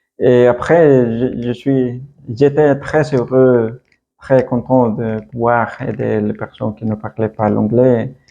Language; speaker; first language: French; non-native, learner; Spanish